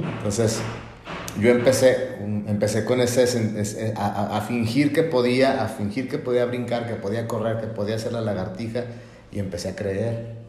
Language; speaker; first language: Spanish; native; Spanish